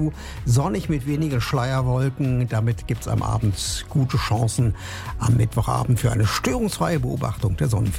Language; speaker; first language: German; native; German